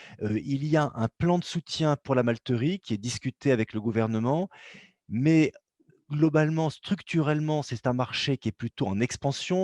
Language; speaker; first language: French; native; French